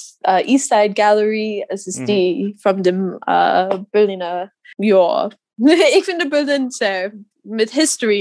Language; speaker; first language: German; non-native, fluent; English